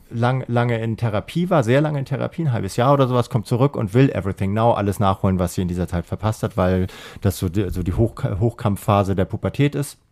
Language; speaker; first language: German; native; German